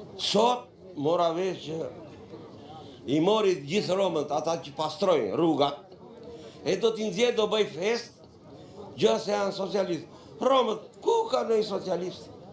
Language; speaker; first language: Albanian; non-native, local second language; Romany